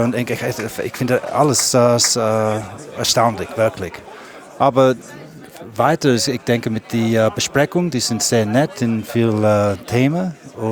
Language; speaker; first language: German; non-native, learner; English